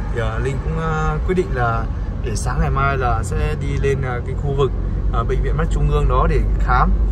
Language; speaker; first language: Vietnamese; non-native, local second language; Hmong